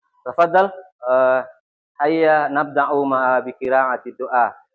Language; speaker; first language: Arabic; non-native, fluent; Indonesian